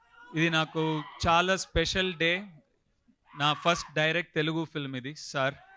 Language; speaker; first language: Telugu; non-native, learner; Tamil